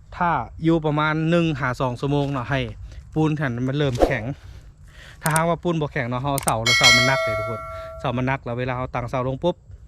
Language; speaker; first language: Lao; native; Lao